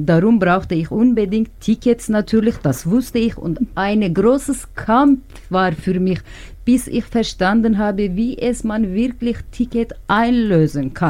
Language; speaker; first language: German; non-native, learner; Turkish